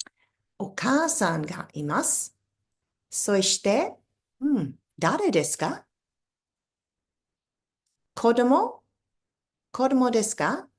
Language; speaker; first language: Japanese; non-native, fluent; English